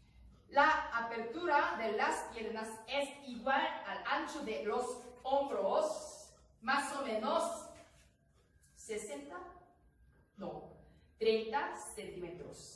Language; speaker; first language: Spanish; non-native, learner; Korean